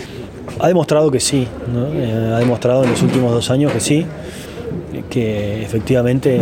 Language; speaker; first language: Spanish; native; Spanish